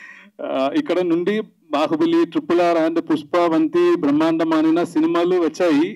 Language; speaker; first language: Telugu; non-native, learner; Malayalam